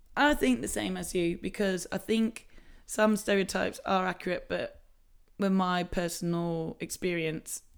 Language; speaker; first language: English; early bilingual, other home language; Spanish